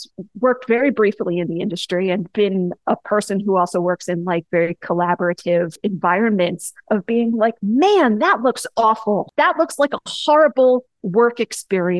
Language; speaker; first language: English; native; English